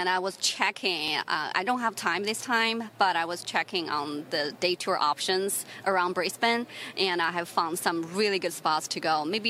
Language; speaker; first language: English; non-native, fluent; Chinese